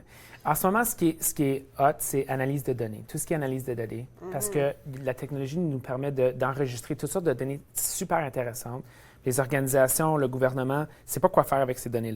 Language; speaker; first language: French; native; French